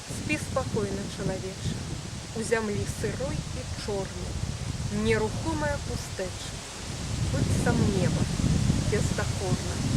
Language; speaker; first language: Belarusian; native; Belarusian